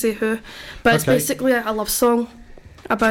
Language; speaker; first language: English; native; English